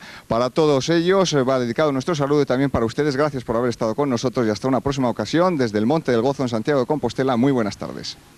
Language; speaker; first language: Spanish; native; Spanish